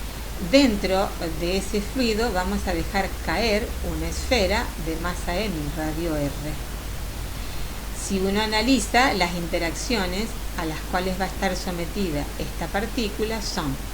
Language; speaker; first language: Spanish; native; Spanish